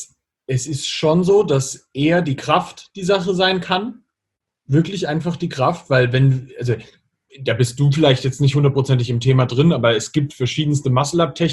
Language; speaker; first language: German; native; German